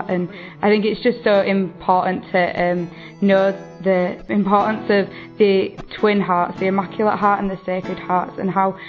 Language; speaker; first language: English; native; English